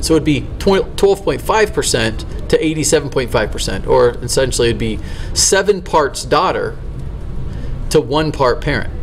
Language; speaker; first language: English; native; English